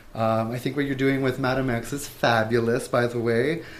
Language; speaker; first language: English; native; English